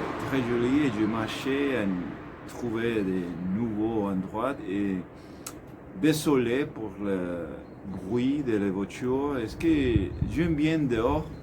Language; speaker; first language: French; non-native, learner; Spanish